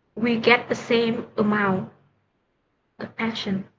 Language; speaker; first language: English; non-native, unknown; Vietnamese